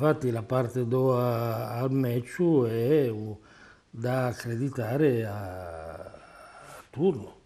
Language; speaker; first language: Romanian; non-native, learner; Italian